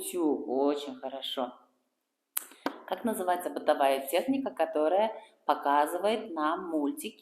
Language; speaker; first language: Russian; non-native, local second language; Kara-Kalpak